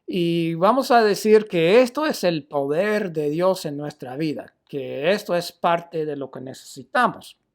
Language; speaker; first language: Spanish; non-native, fluent; English